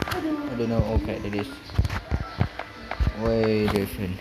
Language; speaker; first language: English; non-native, learner; Indonesian